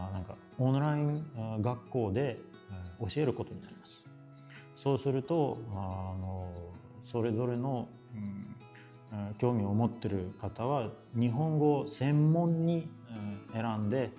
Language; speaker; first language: Japanese; non-native, fluent; Russian